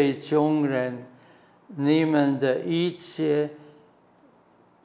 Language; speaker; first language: Chinese; non-native, fluent; German